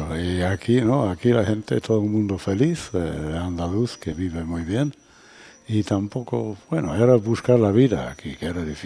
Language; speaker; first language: Spanish; non-native, fluent; English